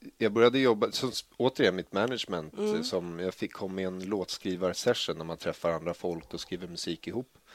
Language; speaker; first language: Swedish; native; Swedish